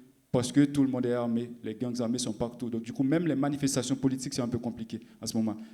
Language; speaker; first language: French; non-native, local second language; Haitian Creole